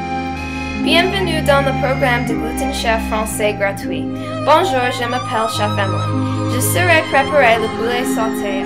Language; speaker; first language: French; non-native, learner; English